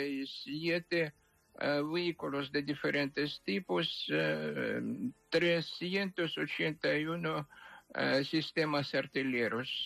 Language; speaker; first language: Spanish; non-native, fluent; Ukrainian